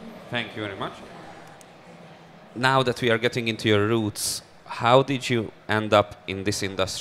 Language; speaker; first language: English; early bilingual, other home language; Hungarian